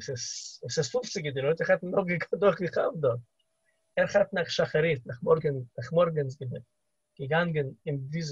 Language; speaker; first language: German; non-native, fluent; Russian